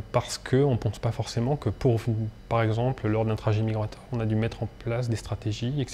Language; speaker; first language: French; native; French